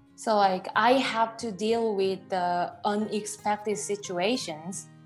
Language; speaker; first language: English; non-native, fluent; Korean